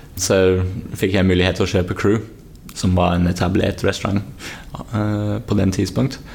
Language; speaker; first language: Norwegian; non-native, fluent; English